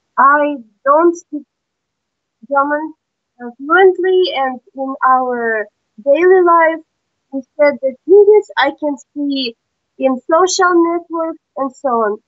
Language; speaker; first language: English; non-native, learner; Russian